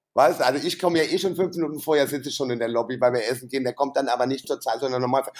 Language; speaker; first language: German; native; German